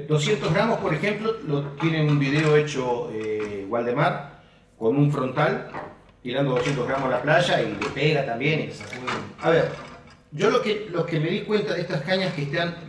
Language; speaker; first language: Spanish; native; Spanish